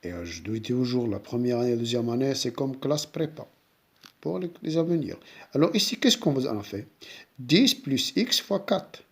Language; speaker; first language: French; non-native, local second language; Arabic